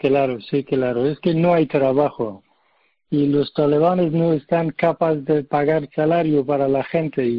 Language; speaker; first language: Spanish; non-native, learner; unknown